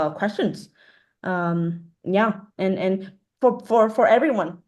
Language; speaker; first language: English; non-native, fluent; Vietnamese